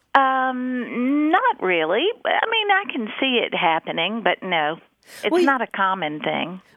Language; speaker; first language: English; native; English